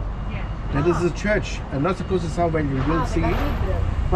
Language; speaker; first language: English; non-native, fluent; Portuguese